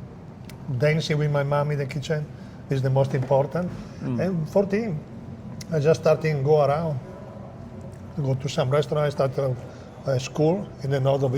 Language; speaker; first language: English; non-native, fluent; Italian